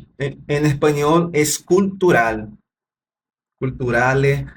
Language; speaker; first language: Spanish; non-native, learner; Portuguese